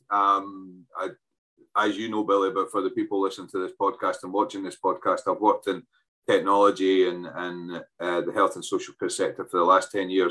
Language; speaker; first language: English; native; English